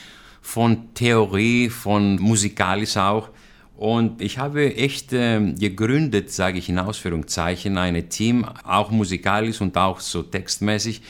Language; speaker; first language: German; non-native, fluent; Greek